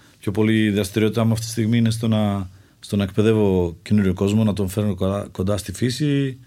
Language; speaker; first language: Greek; early bilingual, other home language; Czech